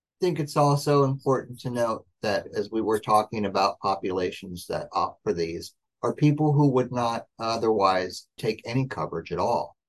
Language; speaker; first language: English; native; English